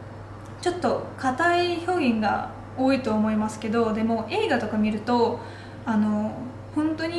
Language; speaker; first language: Japanese; non-native, fluent; Russian